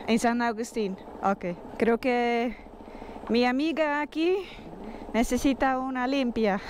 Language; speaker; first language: Spanish; non-native, learner; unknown